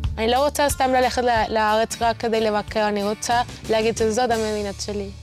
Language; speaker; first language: Hebrew; non-native, fluent; Spanish